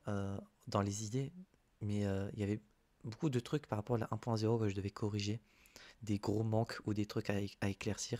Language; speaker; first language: French; native; French